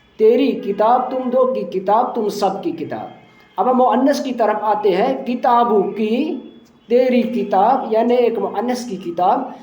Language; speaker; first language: Urdu; non-native, local second language; Punjabi